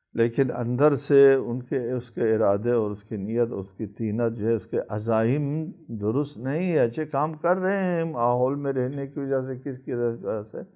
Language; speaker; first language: Urdu; non-native, local second language; Balti